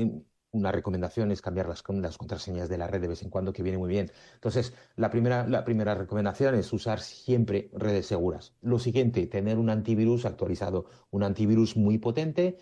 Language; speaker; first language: Spanish; native; Spanish